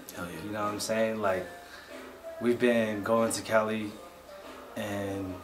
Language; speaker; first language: English; native; English